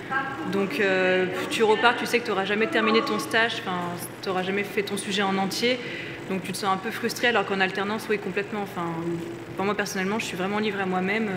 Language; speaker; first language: French; native; French